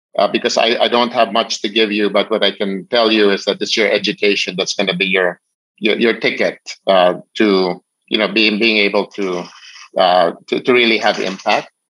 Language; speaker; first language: English; non-native, local second language; Filipino